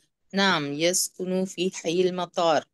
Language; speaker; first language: Arabic; non-native, learner; Urdu